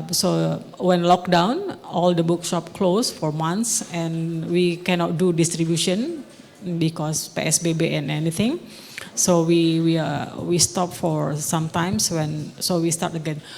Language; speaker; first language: English; non-native, local second language; Indonesian